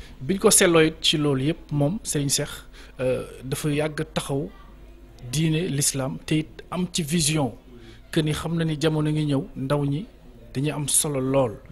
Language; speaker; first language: Wolof; native; Wolof